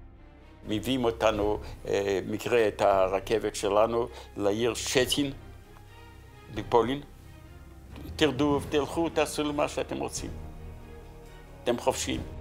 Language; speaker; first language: Hebrew; non-native, fluent; Yiddish